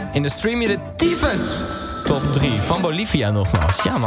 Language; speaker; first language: Dutch; native; Dutch